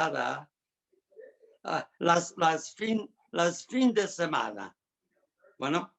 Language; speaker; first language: Spanish; non-native, learner; English